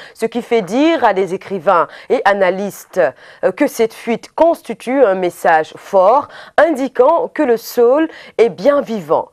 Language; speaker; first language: French; non-native, local second language; Arabic